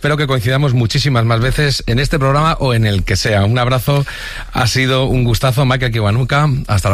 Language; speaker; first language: Spanish; native; Spanish